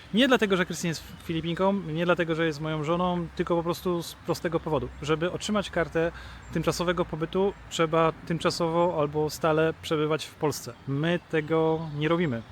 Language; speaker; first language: Polish; native; Polish